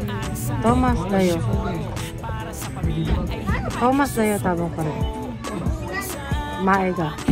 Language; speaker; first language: Japanese; non-native, learner; Filipino